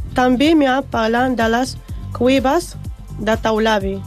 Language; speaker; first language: Catalan; non-native, learner; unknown